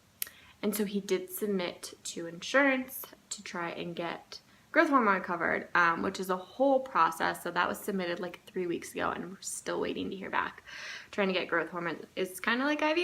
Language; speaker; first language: English; native; English